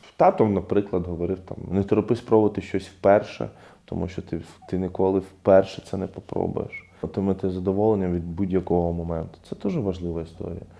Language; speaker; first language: Ukrainian; non-native, fluent; Arabic